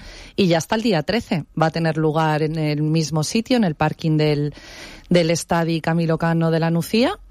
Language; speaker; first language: Spanish; native; Spanish